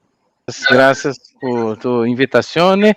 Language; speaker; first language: Spanish; non-native, learner; Portuguese